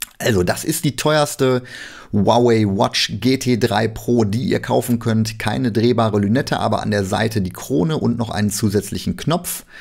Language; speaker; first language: German; native; German